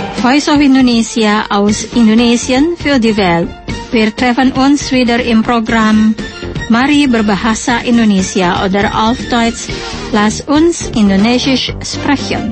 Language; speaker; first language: German; non-native, local second language; Indonesian